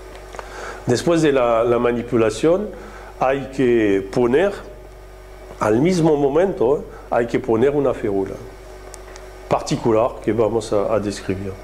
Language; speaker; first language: Spanish; non-native, fluent; French